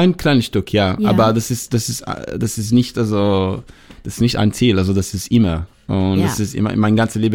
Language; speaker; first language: German; non-native, learner; Hebrew